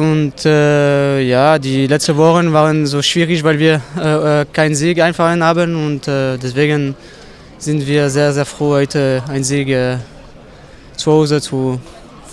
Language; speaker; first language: German; non-native, fluent; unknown